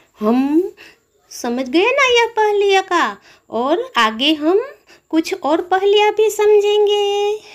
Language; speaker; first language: Hindi; non-native, local second language; Gujarati